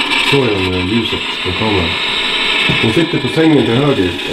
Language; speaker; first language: Swedish; native; Swedish